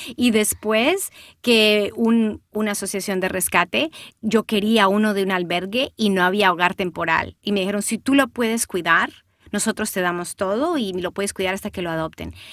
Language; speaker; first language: Spanish; early bilingual, heritage; Spanish